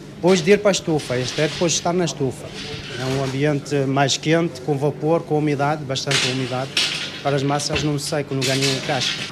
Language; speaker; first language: Portuguese; non-native, fluent; Arabic